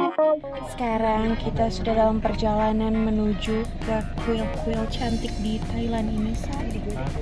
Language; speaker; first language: Indonesian; native; Indonesian